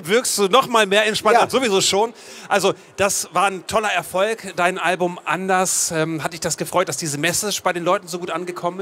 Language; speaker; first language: German; native; German